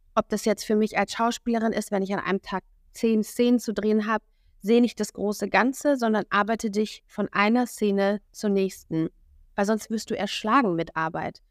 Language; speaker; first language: German; native; German